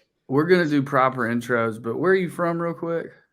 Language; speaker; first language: English; native; English